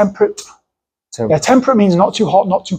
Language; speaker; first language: English; native; English